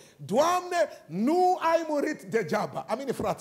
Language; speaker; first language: Romanian; non-native, learner; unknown